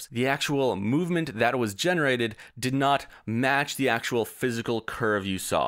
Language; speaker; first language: English; native; English